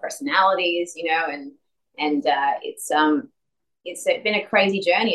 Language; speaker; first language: English; native; English